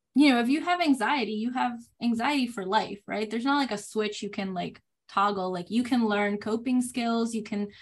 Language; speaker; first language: English; non-native, fluent; Spanish